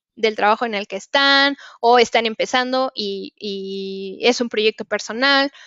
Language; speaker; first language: Spanish; native; Spanish